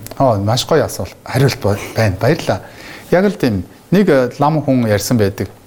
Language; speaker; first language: Mongolian; native; Mongolian